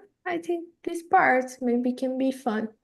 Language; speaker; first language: English; non-native, fluent; Portuguese